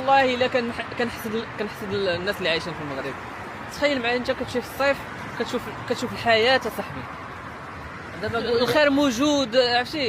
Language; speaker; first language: Arabic; native; Arabic